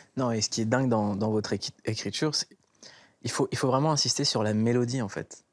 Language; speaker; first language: French; native; French